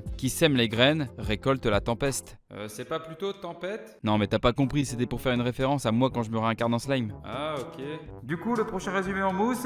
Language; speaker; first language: French; native; French